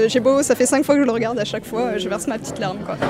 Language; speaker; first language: French; native; French